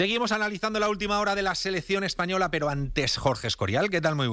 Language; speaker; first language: Spanish; native; Spanish